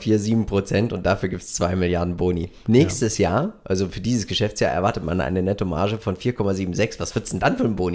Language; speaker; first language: German; native; German